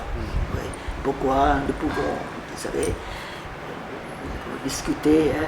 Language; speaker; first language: French; non-native, fluent; Vietnamese